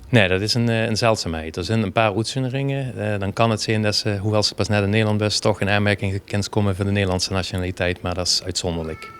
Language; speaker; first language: Dutch; native; Dutch